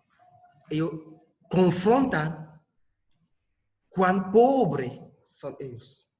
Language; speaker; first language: Spanish; non-native, fluent; French